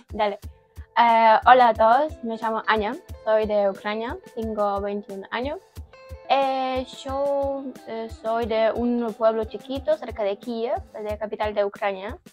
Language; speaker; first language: Spanish; non-native, learner; Ukrainian